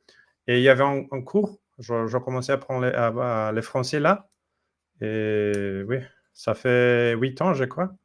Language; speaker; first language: French; non-native, learner; Portuguese